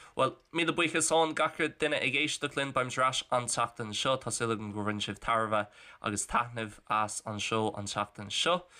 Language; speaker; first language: Irish; non-native, local second language; English